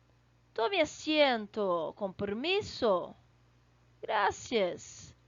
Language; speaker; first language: Spanish; non-native, fluent; Portuguese